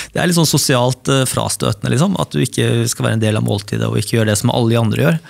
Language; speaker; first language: Norwegian; native; Norwegian